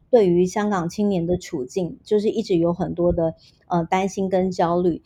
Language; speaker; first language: Chinese; native; Chinese